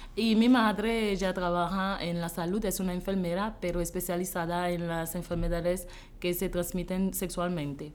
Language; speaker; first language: Spanish; non-native, fluent; Haitian Creole